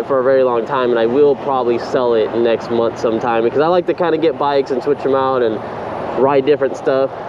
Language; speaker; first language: English; native; English